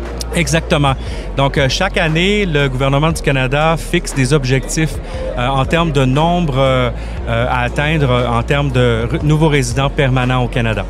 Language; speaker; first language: French; native; French